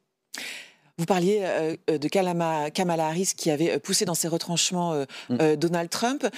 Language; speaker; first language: French; native; French